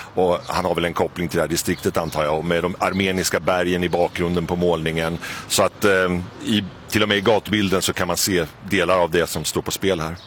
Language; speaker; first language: Swedish; native; Swedish